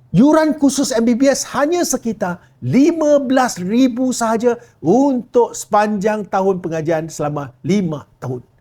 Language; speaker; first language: Malay; non-native, local second language; Chinese